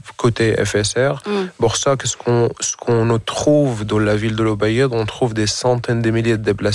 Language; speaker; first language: French; non-native, fluent; Arabic